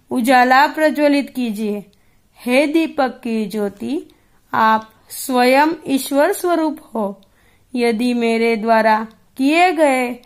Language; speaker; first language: Hindi; non-native, local second language; Gujarati